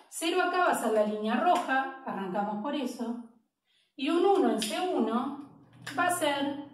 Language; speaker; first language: Spanish; native; Spanish